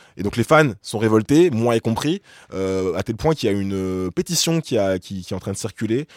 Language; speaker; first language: French; native; French